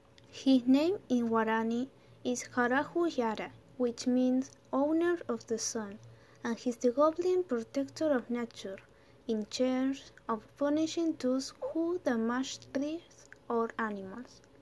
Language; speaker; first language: English; non-native, learner; Spanish